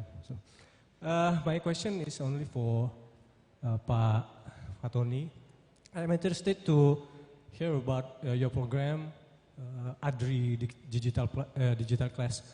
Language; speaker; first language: English; non-native, learner; Indonesian